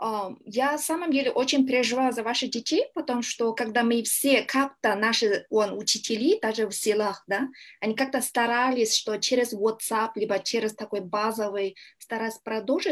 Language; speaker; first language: Russian; non-native, learner; Kyrgyz